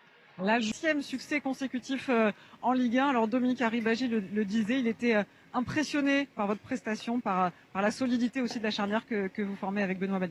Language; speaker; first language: French; native; French